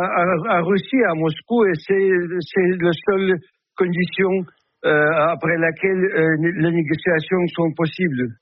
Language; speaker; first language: French; non-native, fluent; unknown